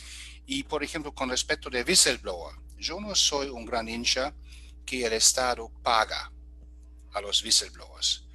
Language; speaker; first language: Spanish; non-native, fluent; German